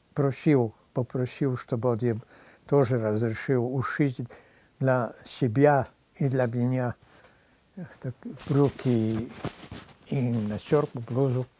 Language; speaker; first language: Russian; non-native, fluent; Polish